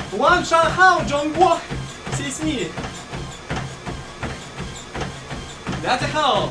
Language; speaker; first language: Chinese; non-native, learner; Russian